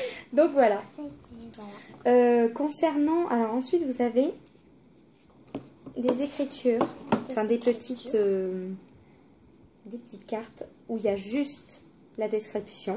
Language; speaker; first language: French; native; French